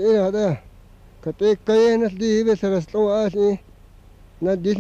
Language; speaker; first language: English; native; English